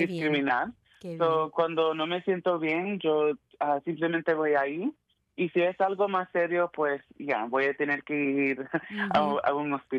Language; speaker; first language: Spanish; early bilingual, heritage; Spanish